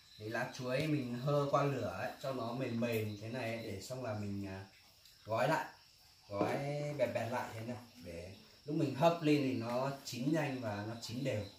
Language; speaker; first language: Vietnamese; non-native, local second language; Hmong